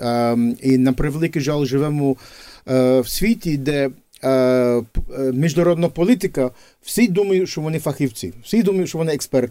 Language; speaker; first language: Ukrainian; early bilingual, heritage; English